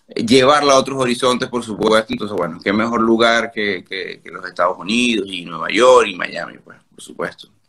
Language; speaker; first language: Spanish; native; Spanish